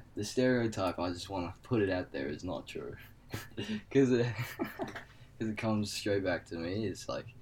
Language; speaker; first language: English; non-native, local second language; Cantonese